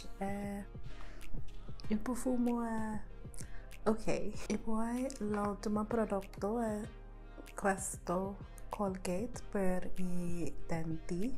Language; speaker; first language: Italian; non-native, learner; English